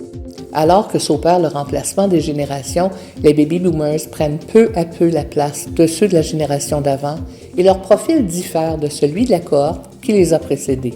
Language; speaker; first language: French; native; French